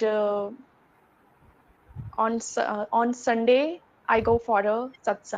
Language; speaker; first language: English; non-native, learner; Hindi